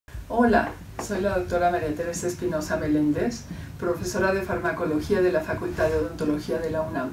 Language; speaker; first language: Spanish; native; Spanish